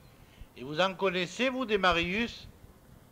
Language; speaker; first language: French; native; French